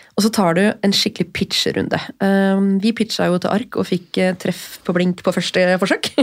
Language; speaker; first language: Norwegian; native; Norwegian